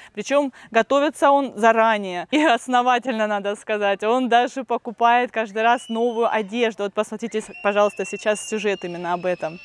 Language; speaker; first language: Russian; native; Russian